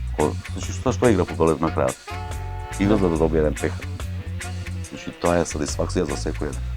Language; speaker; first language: Macedonian; non-native, local second language; Albanian